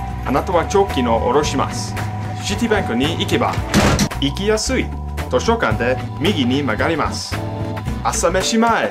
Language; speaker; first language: Japanese; non-native, learner; English